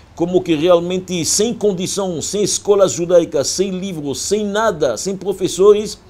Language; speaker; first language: Portuguese; non-native, fluent; French